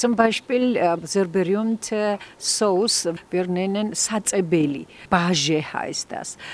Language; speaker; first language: German; non-native, fluent; Georgian